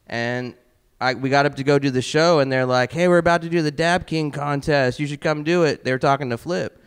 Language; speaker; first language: English; native; English